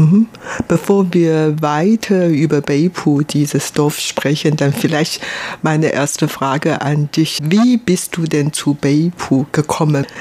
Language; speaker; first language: German; non-native, fluent; Hakka Chinese